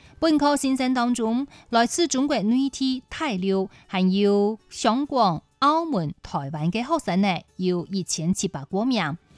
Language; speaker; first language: Chinese; non-native, local second language; Cantonese